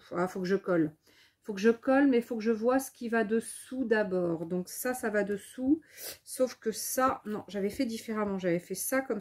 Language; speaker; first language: French; native; French